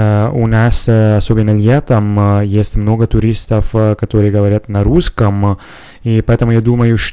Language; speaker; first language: Russian; non-native, fluent; Italian